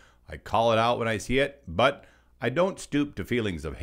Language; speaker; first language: English; native; English